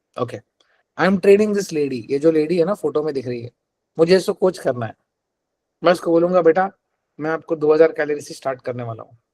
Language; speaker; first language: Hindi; non-native, local second language; Telugu